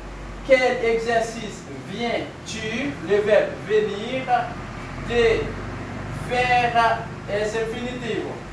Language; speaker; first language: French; non-native, fluent; Spanish